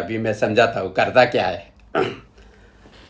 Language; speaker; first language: Hindi; non-native, local second language; Gujarati